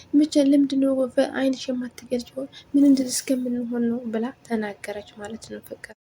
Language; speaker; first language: Amharic; non-native, local second language; Tigrinya